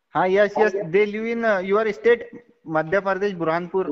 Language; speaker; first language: English; non-native, local second language; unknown